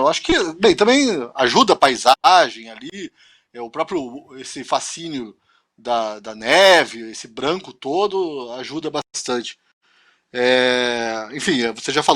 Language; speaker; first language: Portuguese; native; Portuguese